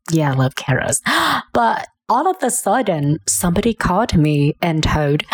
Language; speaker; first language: English; non-native, fluent; Vietnamese